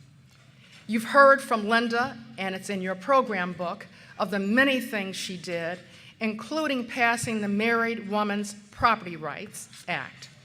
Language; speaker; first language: English; native; English